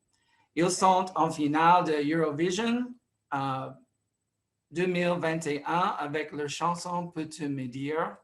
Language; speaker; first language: French; non-native, fluent; English